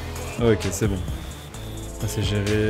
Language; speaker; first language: French; native; French